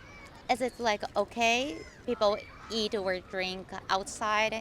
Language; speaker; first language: English; non-native, learner; Japanese